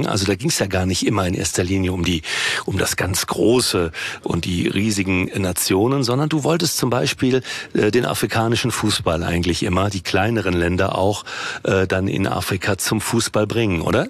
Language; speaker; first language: German; native; German